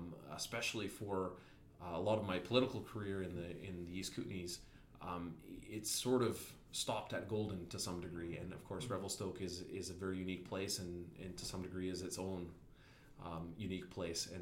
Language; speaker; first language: English; native; English